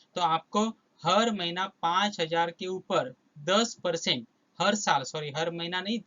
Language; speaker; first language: Hindi; non-native, local second language; Marathi